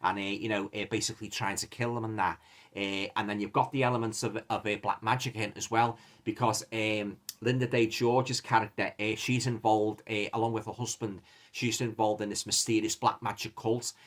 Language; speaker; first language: English; native; English